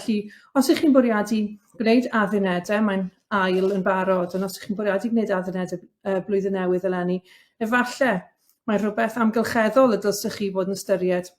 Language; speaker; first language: Welsh; native; Welsh